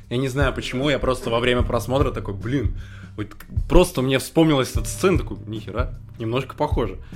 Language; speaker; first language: Russian; native; Russian